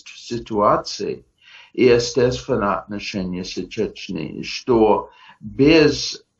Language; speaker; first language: Russian; non-native, fluent; English